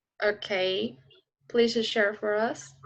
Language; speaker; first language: English; non-native, learner; Korean